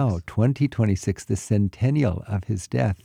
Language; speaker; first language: English; native; English